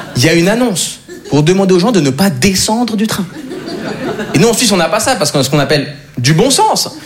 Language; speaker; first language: French; native; French